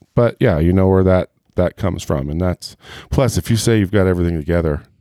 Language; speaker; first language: English; native; English